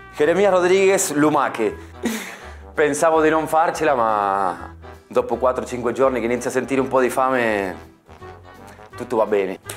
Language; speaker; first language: Italian; non-native, fluent; Spanish